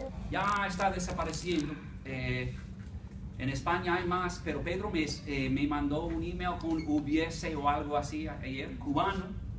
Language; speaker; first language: Spanish; non-native, fluent; English